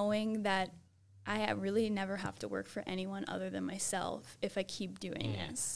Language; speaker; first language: English; native; English